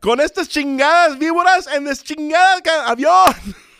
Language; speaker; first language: Spanish; early bilingual, other home language; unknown